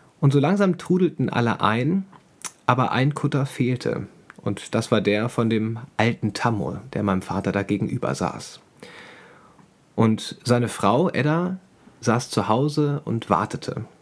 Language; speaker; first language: German; native; German